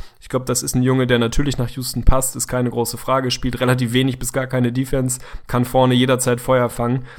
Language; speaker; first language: German; native; German